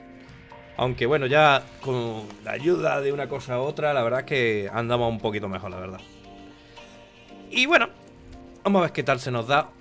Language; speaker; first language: Spanish; native; Spanish